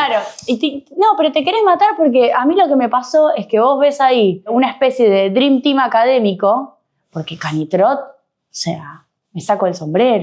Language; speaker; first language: Spanish; native; Spanish